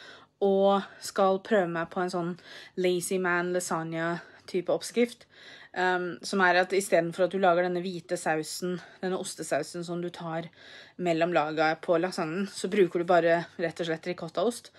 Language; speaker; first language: Norwegian; native; Norwegian